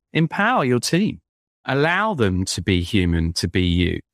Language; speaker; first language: English; native; English